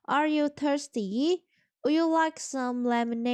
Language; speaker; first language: English; non-native, learner; Vietnamese